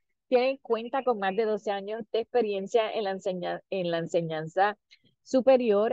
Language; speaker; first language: Spanish; native; Spanish